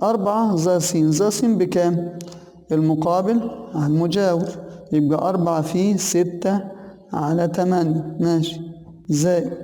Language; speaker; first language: Arabic; native; Arabic